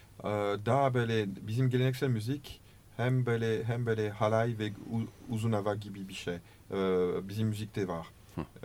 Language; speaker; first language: Turkish; non-native, learner; French